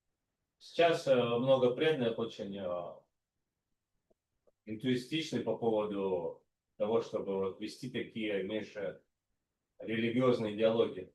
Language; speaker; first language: Russian; native; Russian